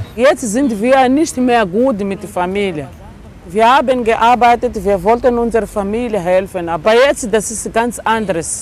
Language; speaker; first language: German; non-native, learner; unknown